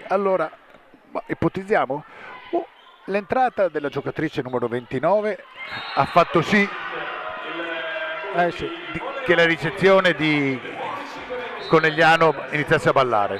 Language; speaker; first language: Italian; native; Italian